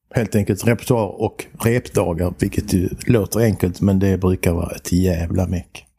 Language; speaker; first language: Swedish; native; Swedish